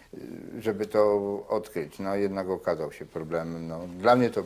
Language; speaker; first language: Polish; native; Polish